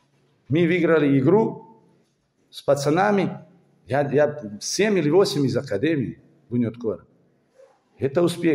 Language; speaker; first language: Russian; non-native, fluent; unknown